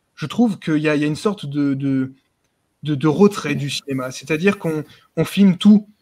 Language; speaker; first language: French; native; French